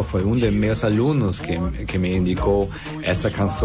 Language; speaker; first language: Portuguese; non-native, fluent; German